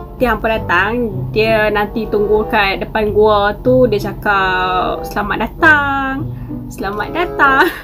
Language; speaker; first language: Malay; native; Malay